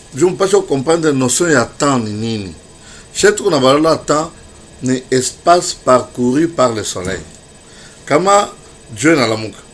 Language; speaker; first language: French; non-native, local second language; Swahili